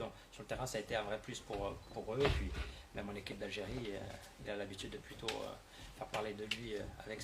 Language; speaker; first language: French; native; French